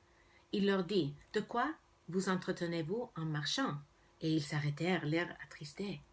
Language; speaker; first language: French; non-native, fluent; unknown